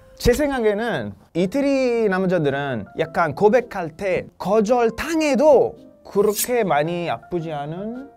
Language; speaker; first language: Korean; non-native, fluent; Italian